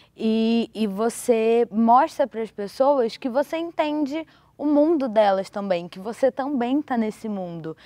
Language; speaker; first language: Portuguese; native; Portuguese